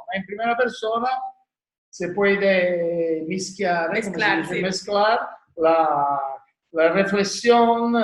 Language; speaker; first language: Spanish; non-native, learner; Italian